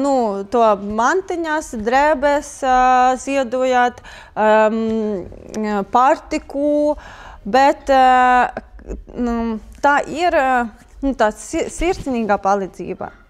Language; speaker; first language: Latvian; non-native, learner; Ukrainian